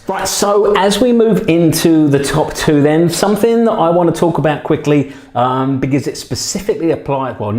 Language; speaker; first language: English; native; English